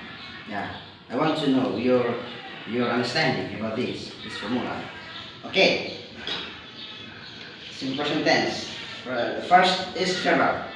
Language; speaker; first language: English; non-native, learner; Indonesian